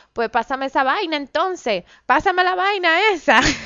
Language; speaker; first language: Spanish; early bilingual, heritage; Spanish